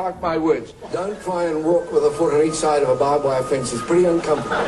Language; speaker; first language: English; native; English